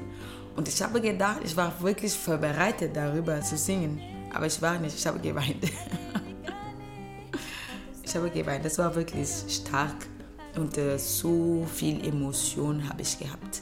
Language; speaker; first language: German; non-native, learner; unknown